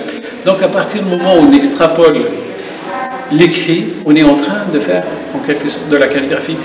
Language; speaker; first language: French; non-native, local second language; Arabic